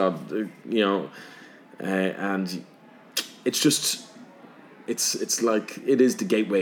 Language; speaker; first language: English; native; English